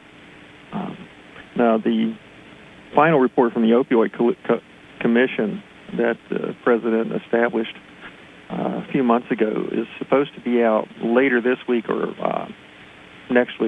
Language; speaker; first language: English; native; English